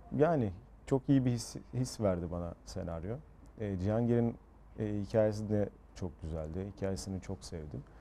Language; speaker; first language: Turkish; early bilingual, heritage; Turkish